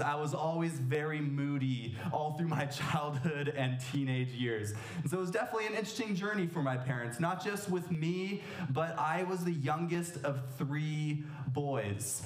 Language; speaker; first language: English; native; English